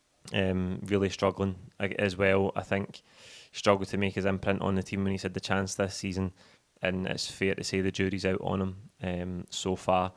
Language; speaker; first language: English; native; English